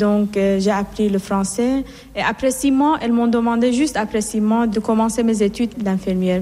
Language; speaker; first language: French; non-native, fluent; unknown